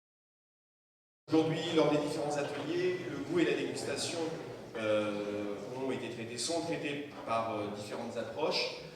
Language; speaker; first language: French; native; French